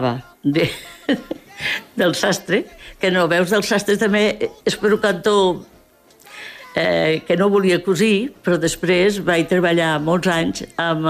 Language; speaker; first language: Catalan; early bilingual, other home language; Spanish